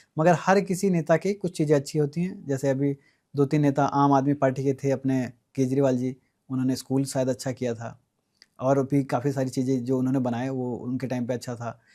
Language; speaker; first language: Hindi; native; Hindi